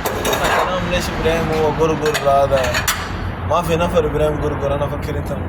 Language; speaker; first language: Arabic; non-native, learner; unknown